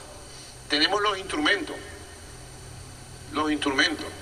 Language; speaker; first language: Spanish; native; Spanish